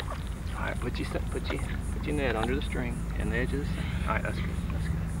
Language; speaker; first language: English; native; English